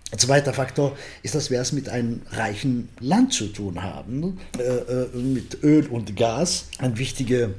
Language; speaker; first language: German; non-native, fluent; Arabic